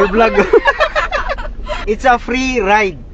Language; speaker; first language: English; non-native, learner; Korean